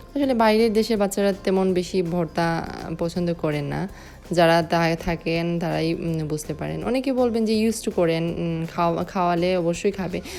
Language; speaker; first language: Bangla; early bilingual, heritage; Bangla